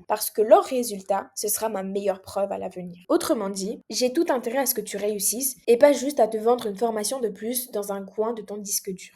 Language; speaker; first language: French; non-native, local second language; Comorian